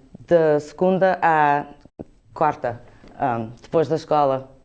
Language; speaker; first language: Portuguese; early bilingual, heritage; Portuguese